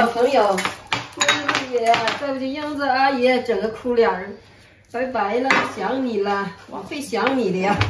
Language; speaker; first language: Chinese; native; Chinese